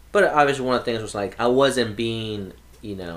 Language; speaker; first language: English; early bilingual, other home language; Spanish